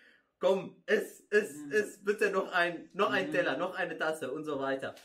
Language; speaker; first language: German; non-native, fluent; Arabic